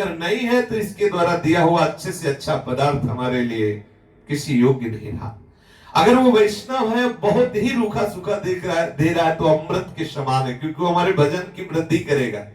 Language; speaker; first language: Hindi; native; Hindi